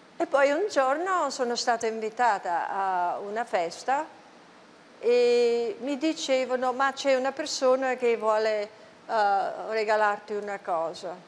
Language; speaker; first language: Italian; non-native, fluent; German